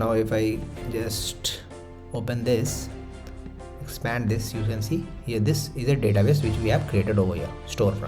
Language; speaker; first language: English; non-native, local second language; Hindi